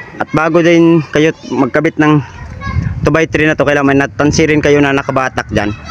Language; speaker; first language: Filipino; non-native, local second language; Cebuano